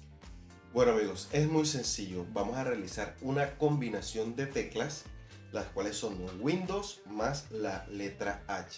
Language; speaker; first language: Spanish; native; Spanish